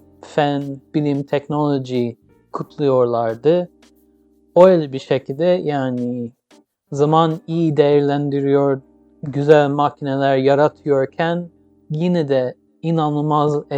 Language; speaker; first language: Turkish; early bilingual, heritage; English